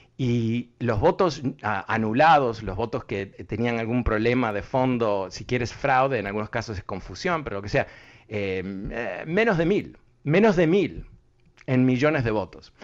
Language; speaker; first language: Spanish; early bilingual, heritage; Spanish